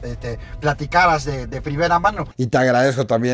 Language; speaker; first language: Spanish; native; Spanish